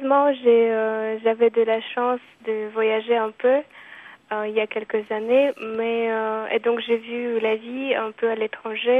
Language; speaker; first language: French; non-native, fluent; Kyrgyz